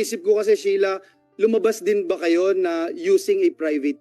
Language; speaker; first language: Filipino; native; Filipino